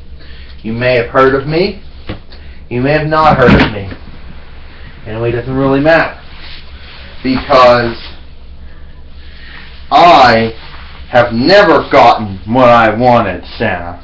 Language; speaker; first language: English; native; English